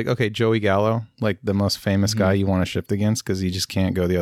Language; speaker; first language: English; native; English